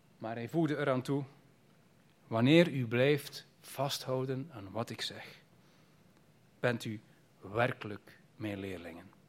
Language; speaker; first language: Dutch; native; Dutch